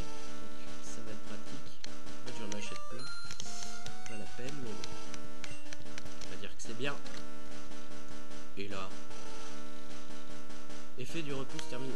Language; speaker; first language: French; native; French